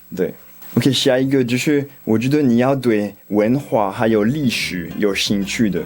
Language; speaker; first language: Chinese; non-native, fluent; French